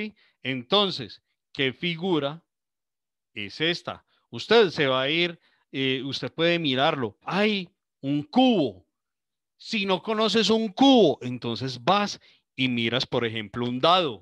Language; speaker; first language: Spanish; native; Spanish